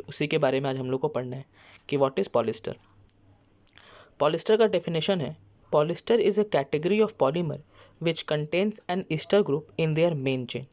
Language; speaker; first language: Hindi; native; Hindi